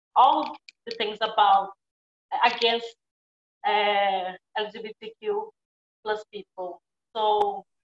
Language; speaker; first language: English; non-native, fluent; Portuguese